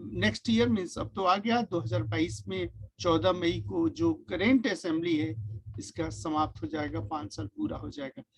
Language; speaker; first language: Hindi; native; Hindi